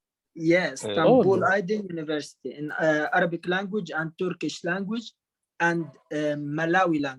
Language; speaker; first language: English; non-native, learner; Arabic